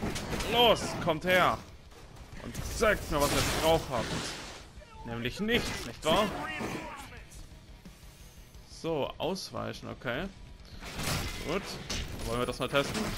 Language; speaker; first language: German; native; German